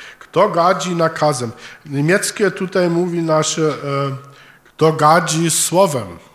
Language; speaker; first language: Polish; early bilingual, heritage; German